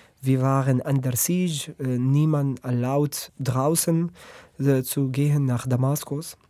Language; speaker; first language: German; non-native, learner; Arabic